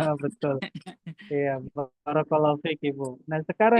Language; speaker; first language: Indonesian; native; Indonesian